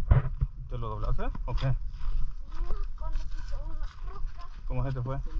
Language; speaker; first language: Spanish; native; Spanish